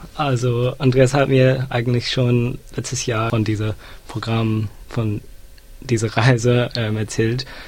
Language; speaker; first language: German; non-native, fluent; Chinese